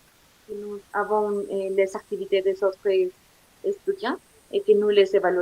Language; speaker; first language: French; non-native, learner; Spanish